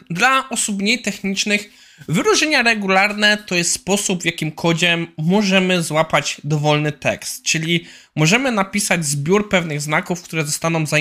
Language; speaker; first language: Polish; native; Polish